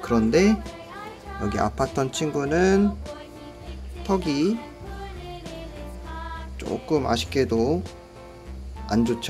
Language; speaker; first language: Korean; native; Korean